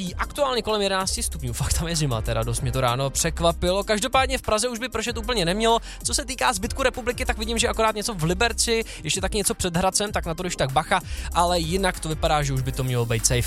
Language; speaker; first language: Czech; native; Czech